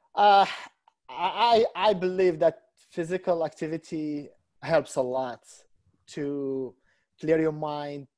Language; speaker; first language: English; non-native, fluent; Arabic